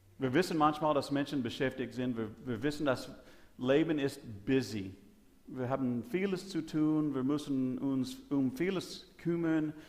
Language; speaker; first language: German; non-native, learner; English